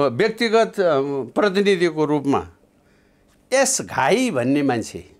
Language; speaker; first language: Nepali; native; Nepali